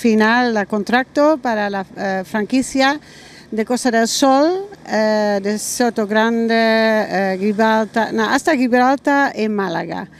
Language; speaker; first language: Spanish; non-native, learner; German